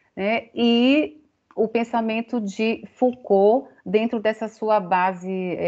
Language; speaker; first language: Portuguese; native; Portuguese